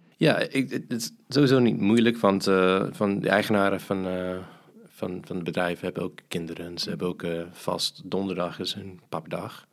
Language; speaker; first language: Dutch; non-native, fluent; English